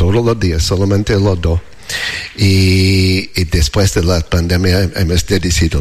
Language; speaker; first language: Spanish; non-native, learner; English